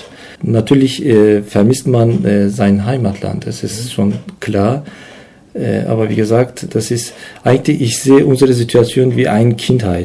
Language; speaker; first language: German; non-native, learner; Turkish